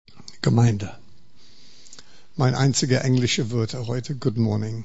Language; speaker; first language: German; non-native, fluent; English